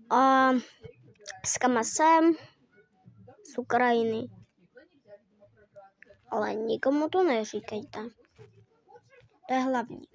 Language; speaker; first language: Czech; early bilingual, other home language; Ukrainian